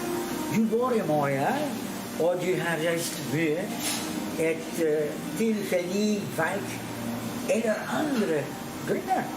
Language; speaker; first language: Swedish; non-native, learner; French